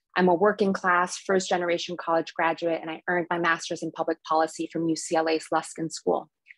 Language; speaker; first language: English; early bilingual, other home language; Spanish